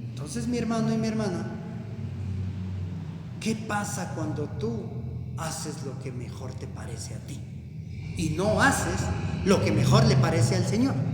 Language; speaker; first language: Spanish; native; Spanish